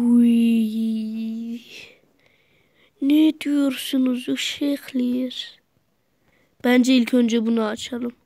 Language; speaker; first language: Turkish; native; Turkish